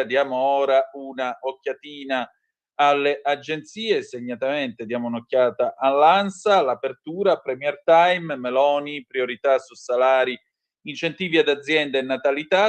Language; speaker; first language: Italian; native; Italian